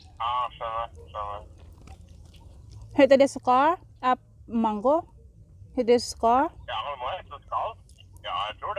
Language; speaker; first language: Norwegian; non-native, learner; Thai